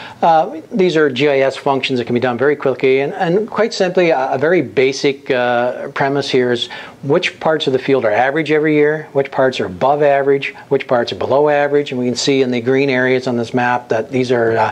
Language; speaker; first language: English; native; English